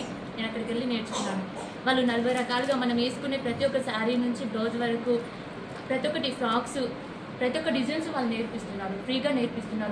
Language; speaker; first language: Telugu; native; Telugu